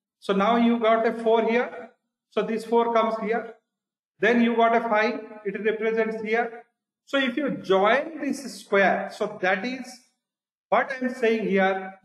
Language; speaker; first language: English; non-native, local second language; Odia